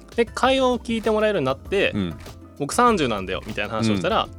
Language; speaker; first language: Japanese; native; Japanese